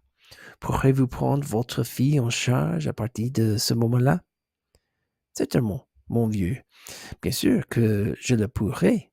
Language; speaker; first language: French; non-native, learner; English